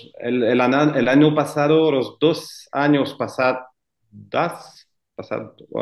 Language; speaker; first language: Spanish; non-native, fluent; French